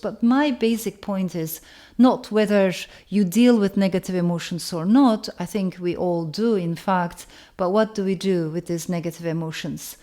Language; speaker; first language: English; non-native, fluent; Turkish